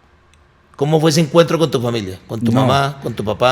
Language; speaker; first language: Spanish; native; Spanish